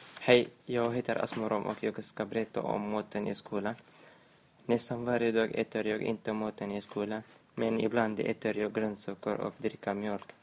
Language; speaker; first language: Swedish; non-native, learner; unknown